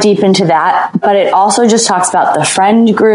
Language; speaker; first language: English; native; English